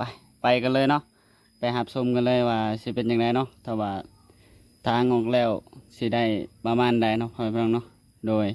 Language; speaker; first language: Thai; non-native, local second language; Lao